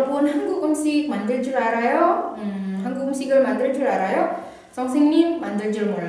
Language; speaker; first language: Korean; non-native, fluent; Indonesian